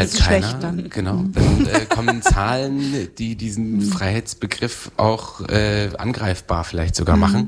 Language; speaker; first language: German; native; German